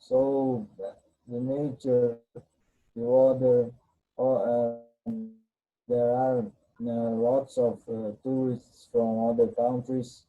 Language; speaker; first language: English; non-native, learner; Portuguese